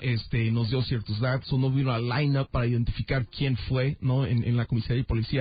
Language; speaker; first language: Spanish; native; Spanish